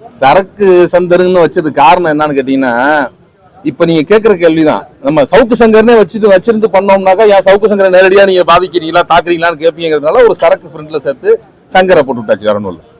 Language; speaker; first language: Tamil; native; Tamil